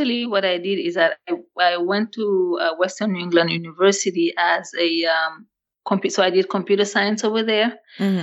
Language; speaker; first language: English; non-native, fluent; Wolof